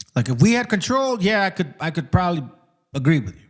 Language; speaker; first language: English; early bilingual, other home language; Spanish